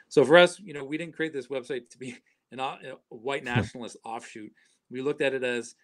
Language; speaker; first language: English; native; English